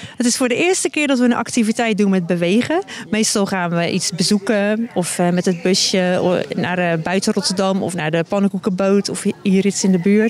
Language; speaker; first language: Dutch; native; Dutch